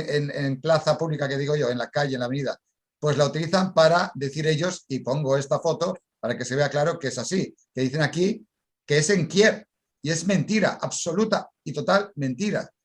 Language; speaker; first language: Spanish; native; Spanish